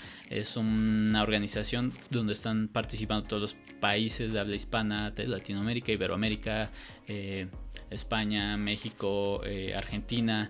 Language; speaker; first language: Spanish; native; Spanish